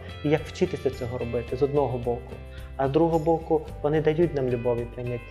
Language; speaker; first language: Ukrainian; native; Ukrainian